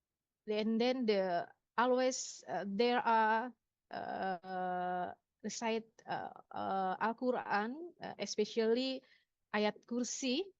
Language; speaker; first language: English; non-native, local second language; Indonesian